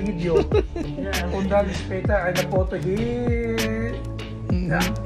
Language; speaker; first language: German; non-native, learner; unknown